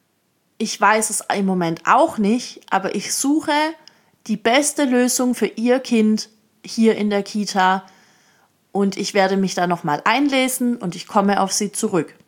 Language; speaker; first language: German; native; German